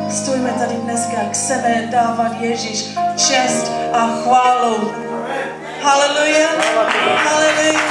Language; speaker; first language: Czech; non-native, learner; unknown